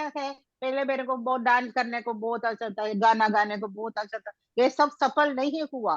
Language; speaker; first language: Hindi; non-native, local second language; Tamil